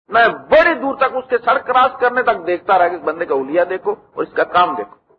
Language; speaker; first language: Urdu; native; Urdu